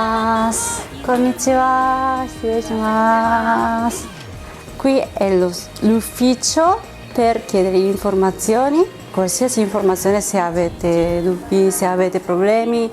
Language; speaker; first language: Italian; non-native, fluent; Japanese